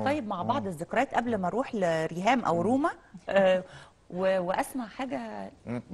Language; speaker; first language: Arabic; native; Arabic